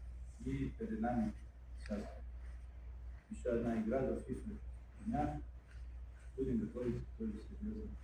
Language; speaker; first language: Russian; non-native, fluent; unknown